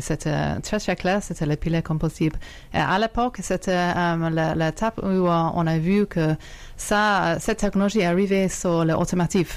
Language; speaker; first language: French; non-native, fluent; English